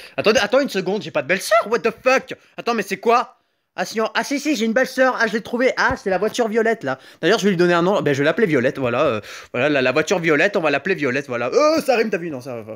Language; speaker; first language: French; native; French